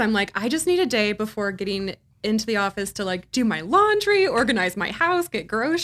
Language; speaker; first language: English; native; English